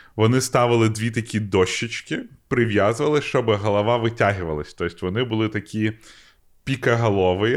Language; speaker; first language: Ukrainian; non-native, local second language; Russian